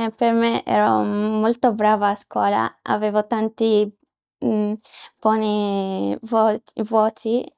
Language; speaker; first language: Italian; non-native, learner; Arabic